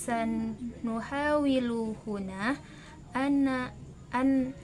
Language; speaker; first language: Arabic; non-native, learner; Indonesian